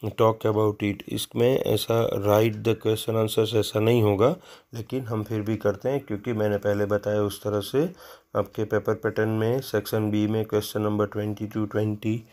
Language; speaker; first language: Hindi; non-native, local second language; Gujarati